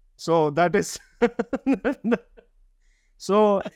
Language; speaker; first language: English; non-native, local second language; Tamil